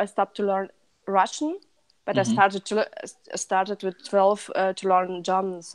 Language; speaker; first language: English; non-native, learner; Russian